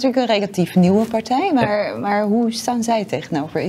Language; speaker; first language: Dutch; native; Dutch